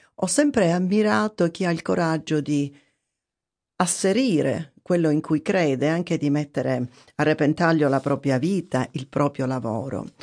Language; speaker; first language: Italian; native; Italian